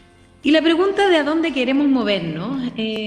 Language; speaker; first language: Spanish; native; Spanish